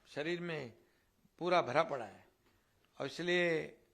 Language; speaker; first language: Hindi; non-native, local second language; Marathi